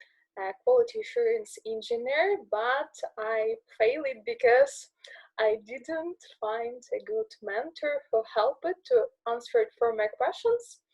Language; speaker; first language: English; non-native, learner; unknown